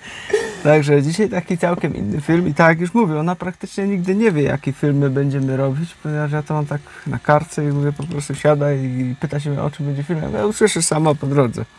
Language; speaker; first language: Polish; native; Polish